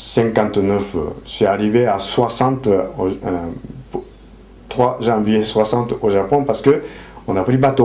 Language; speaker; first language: French; non-native, fluent; Japanese